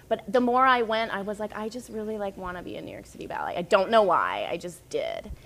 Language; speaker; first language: English; native; English